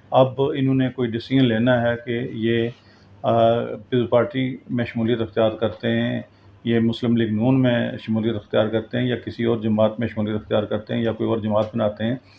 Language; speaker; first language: Urdu; non-native, local second language; Pahari-Potwari